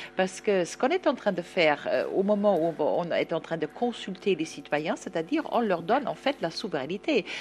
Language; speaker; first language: French; non-native, fluent; German